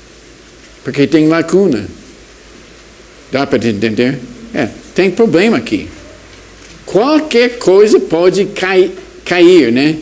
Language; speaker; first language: Portuguese; non-native, fluent; English